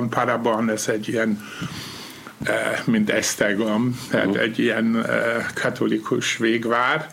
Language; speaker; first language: Hungarian; non-native, fluent; German